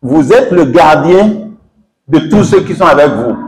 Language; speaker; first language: French; non-native, local second language; Yoruba